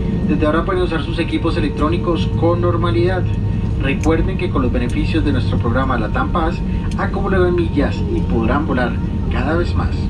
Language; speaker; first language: Spanish; native; Spanish